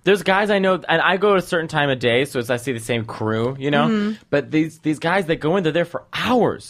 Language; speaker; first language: English; native; English